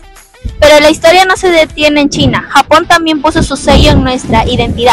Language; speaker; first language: Spanish; native; Spanish